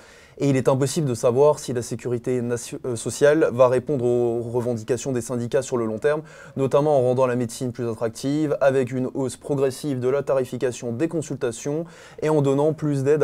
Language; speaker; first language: French; native; French